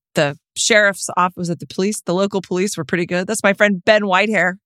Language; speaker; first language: English; native; English